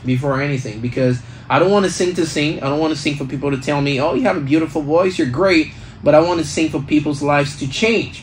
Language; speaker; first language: English; early bilingual, other home language; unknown